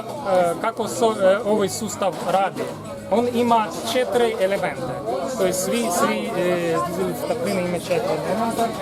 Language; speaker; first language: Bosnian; non-native, learner; Ukrainian